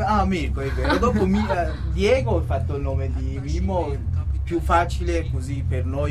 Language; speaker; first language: Italian; non-native, local second language; Kurdish